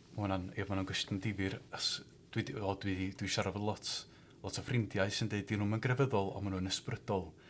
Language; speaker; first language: Welsh; native; Welsh